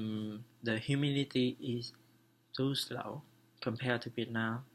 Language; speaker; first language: English; non-native, learner; Vietnamese